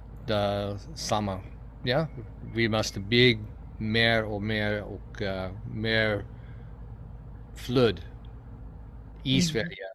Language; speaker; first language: Swedish; non-native, learner; English